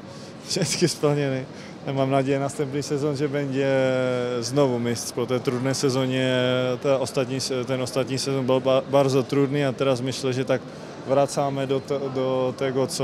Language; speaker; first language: Polish; non-native, learner; Czech